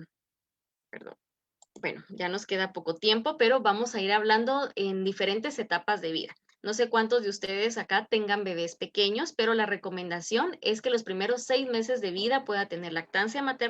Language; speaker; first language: Spanish; native; Spanish